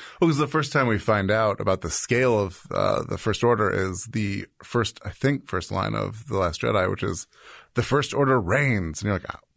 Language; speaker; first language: English; native; English